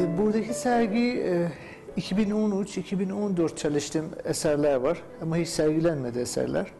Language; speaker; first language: Turkish; non-native, fluent; Persian